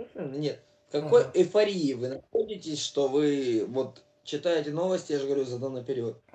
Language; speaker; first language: Russian; native; Russian